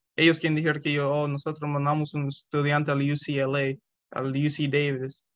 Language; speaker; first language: Spanish; early bilingual, heritage; Spanish